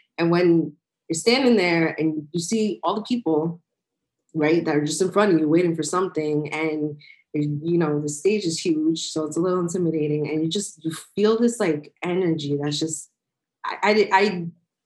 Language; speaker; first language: English; native; English